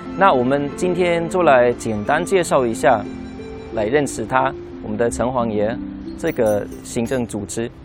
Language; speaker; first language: Chinese; non-native, fluent; German